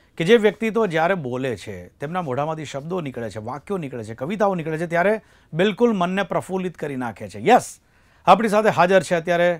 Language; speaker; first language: Hindi; non-native, local second language; Gujarati